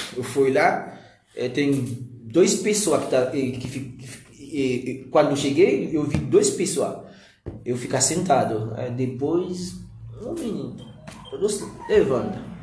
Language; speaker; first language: Portuguese; non-native, learner; Haitian Creole